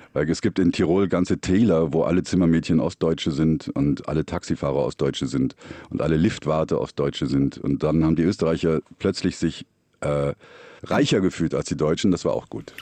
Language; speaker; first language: German; native; German